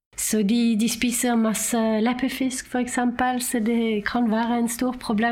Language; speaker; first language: Norwegian; non-native, fluent; French